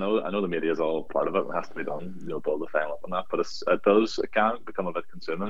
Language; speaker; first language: English; native; English